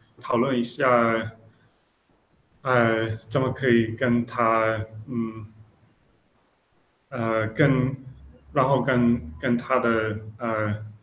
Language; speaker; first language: Chinese; non-native, learner; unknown